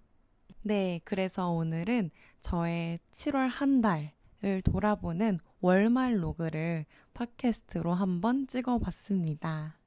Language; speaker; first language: Korean; native; Korean